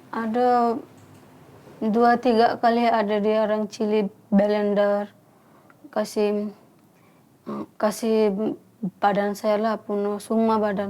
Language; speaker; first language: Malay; non-native, learner; Bangla